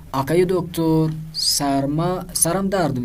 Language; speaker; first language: Persian; non-native, fluent; Urdu